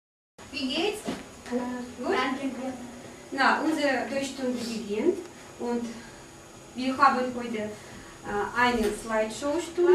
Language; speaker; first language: German; non-native, fluent; Russian